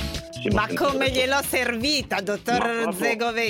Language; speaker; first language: Italian; native; Italian